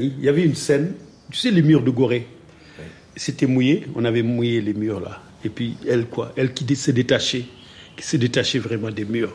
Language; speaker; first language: French; non-native, local second language; Wolof